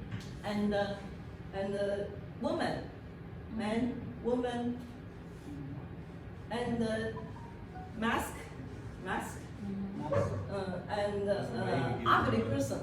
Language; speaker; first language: English; non-native, learner; Chinese